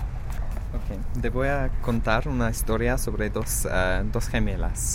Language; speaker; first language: Spanish; non-native, fluent; English